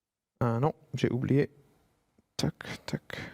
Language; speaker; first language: French; non-native, fluent; German